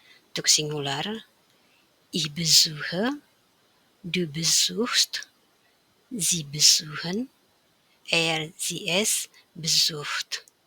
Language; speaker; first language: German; non-native, fluent; Indonesian